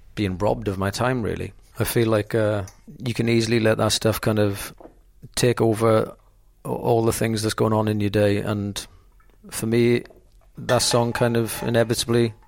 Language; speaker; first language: English; native; English